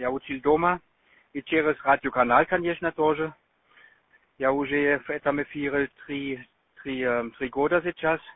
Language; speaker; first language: Russian; non-native, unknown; German